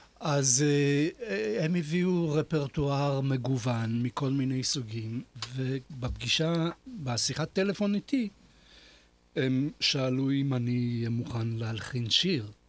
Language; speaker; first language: Hebrew; non-native, fluent; Polish